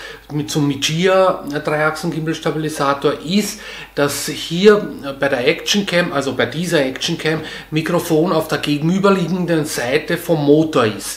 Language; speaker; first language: German; native; German